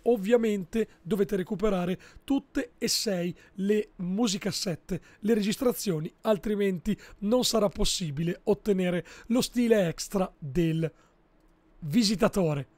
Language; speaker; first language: Italian; native; Italian